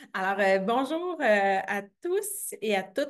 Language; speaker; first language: French; native; French